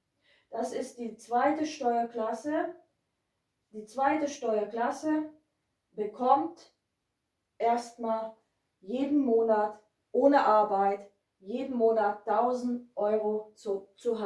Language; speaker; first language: German; non-native, fluent; Hungarian